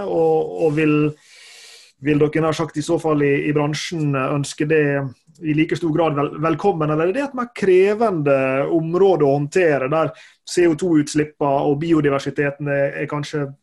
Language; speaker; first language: Norwegian; native; Norwegian